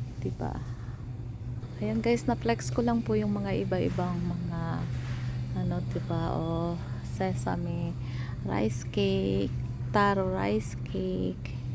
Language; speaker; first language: Filipino; native; Filipino